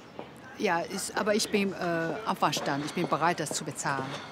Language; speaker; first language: German; non-native, learner; Chinese